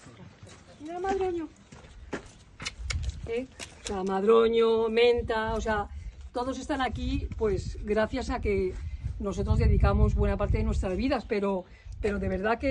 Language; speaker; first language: Spanish; native; Spanish